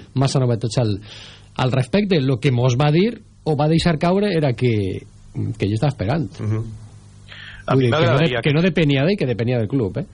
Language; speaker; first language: Catalan; native; Catalan